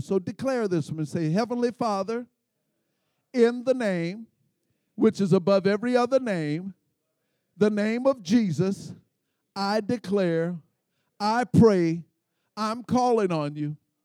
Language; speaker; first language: English; native; English